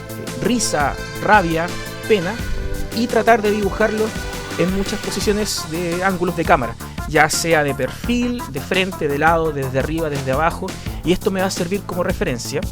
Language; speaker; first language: Spanish; native; Spanish